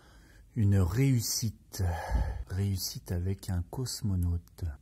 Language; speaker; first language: French; native; French